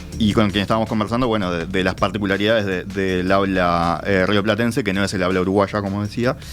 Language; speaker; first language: Spanish; native; Spanish